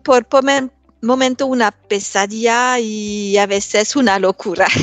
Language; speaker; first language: Spanish; non-native, learner; French